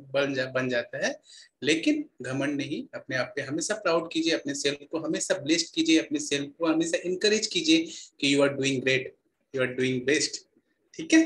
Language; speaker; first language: Hindi; native; Hindi